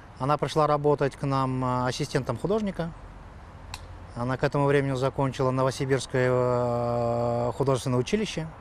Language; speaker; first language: Russian; native; Russian